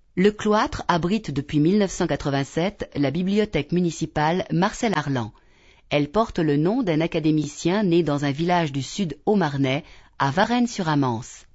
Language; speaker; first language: French; native; French